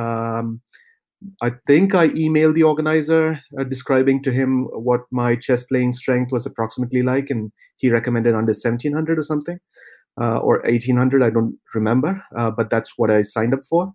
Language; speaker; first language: English; non-native, local second language; Malayalam